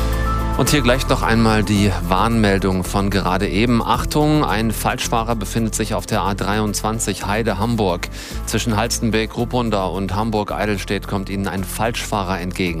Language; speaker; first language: German; native; German